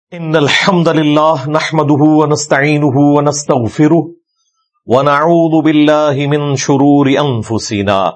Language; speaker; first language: Urdu; non-native, local second language; Punjabi